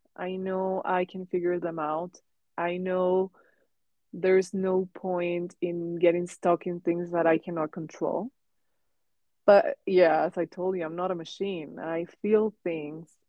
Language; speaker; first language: English; non-native, fluent; Spanish